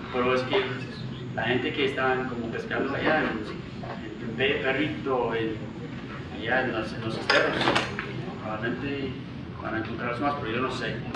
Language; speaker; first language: Spanish; non-native, fluent; English